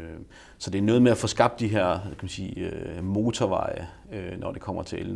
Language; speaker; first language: Danish; native; Danish